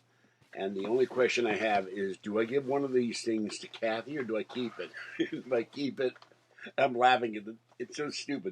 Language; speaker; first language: English; native; English